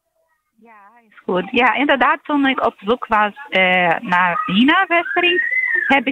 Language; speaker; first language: Dutch; non-native, learner; Portuguese